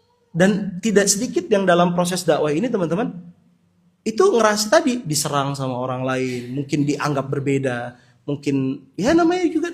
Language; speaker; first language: Indonesian; native; Indonesian